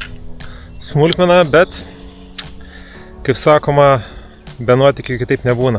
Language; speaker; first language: Lithuanian; native; Lithuanian